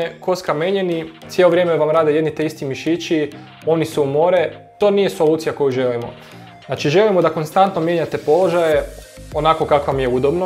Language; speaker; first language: Croatian; native; Croatian